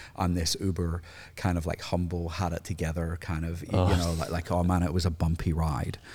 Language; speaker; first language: English; native; English